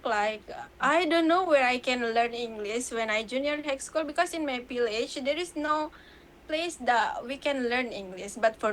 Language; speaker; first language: English; non-native, learner; Indonesian